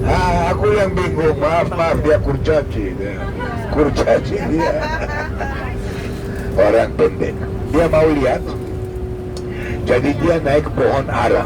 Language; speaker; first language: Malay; non-native, fluent; Hebrew